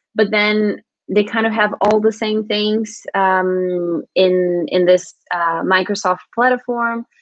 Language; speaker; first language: English; non-native, fluent; Portuguese